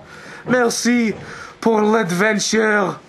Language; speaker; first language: French; non-native, learner; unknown